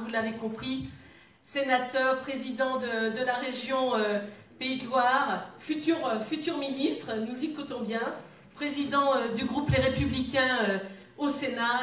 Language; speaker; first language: French; native; French